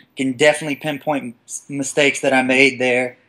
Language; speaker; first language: English; native; English